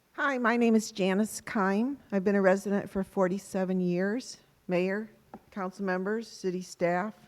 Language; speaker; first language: English; native; English